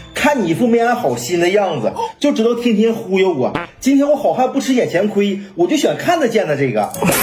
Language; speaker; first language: Chinese; native; Chinese